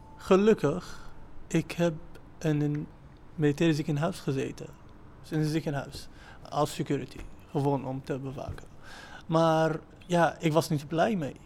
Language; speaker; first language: Dutch; non-native, learner; Arabic